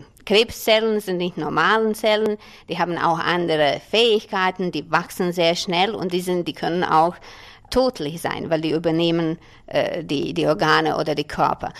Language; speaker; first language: German; non-native, fluent; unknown